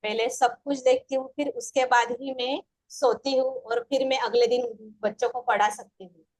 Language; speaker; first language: Hindi; non-native, local second language; Marathi